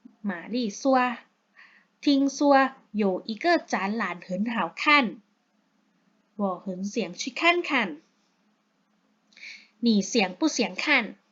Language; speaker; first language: Chinese; non-native, learner; Thai